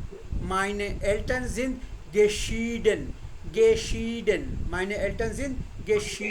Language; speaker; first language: German; non-native, fluent; Hindi